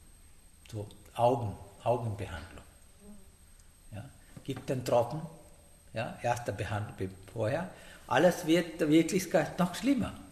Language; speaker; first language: German; non-native, learner; Sinhala